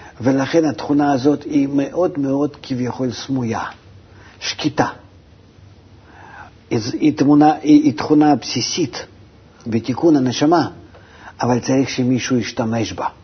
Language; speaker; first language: Hebrew; non-native, fluent; Russian